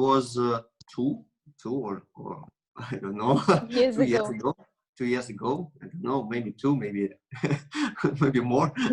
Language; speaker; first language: English; non-native, learner; Russian